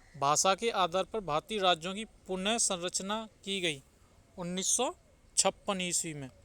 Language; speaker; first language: Hindi; native; Hindi